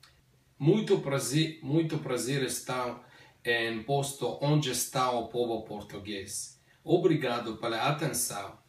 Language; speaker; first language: Portuguese; non-native, learner; Slovenian